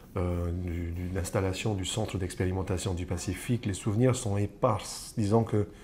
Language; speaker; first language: French; native; French